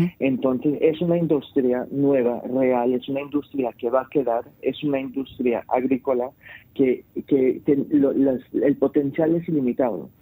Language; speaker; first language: Spanish; early bilingual, heritage; Spanish